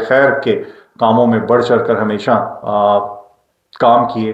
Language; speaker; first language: Urdu; non-native, local second language; Northern Hindko